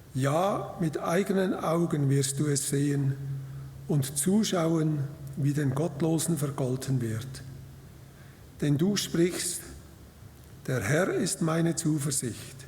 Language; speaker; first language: German; native; German